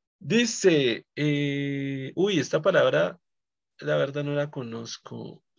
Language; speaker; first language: Spanish; native; Spanish